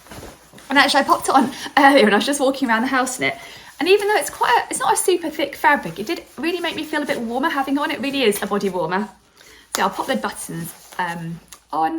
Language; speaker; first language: English; native; English